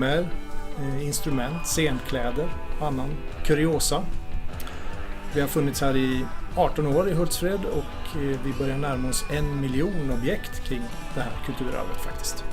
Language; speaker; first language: Swedish; native; Swedish